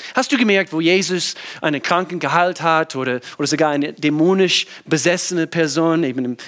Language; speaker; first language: German; non-native, fluent; English